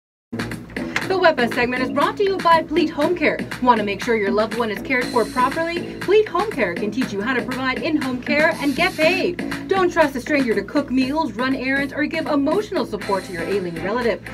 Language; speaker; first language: English; early bilingual, other home language; Spanish